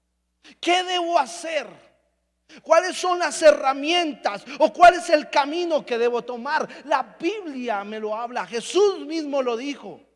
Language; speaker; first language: Spanish; native; Spanish